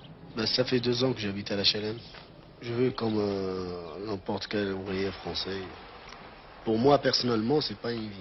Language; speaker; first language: French; non-native, learner; Arabic